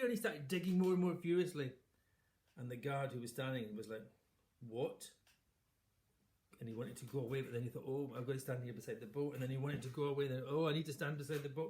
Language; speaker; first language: English; native; English